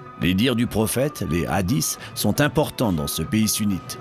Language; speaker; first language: French; native; French